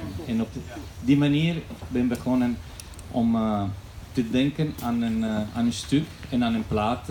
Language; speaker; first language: Dutch; non-native, fluent; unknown